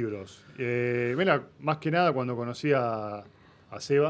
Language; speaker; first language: Spanish; native; Spanish